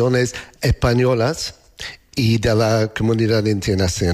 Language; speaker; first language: Spanish; non-native, learner; English